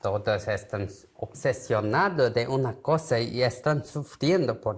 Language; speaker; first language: Spanish; non-native, learner; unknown